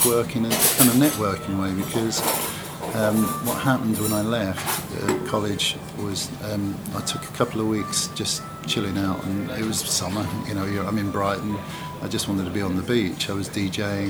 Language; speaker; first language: English; native; English